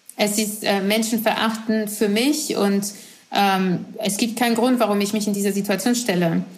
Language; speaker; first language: German; non-native, fluent; French